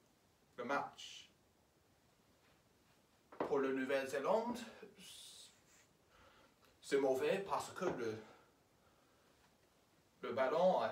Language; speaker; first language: French; non-native, learner; English